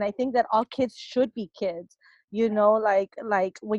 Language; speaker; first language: English; early bilingual, other home language; Spanish